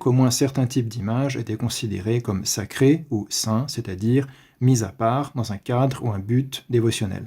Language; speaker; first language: French; native; French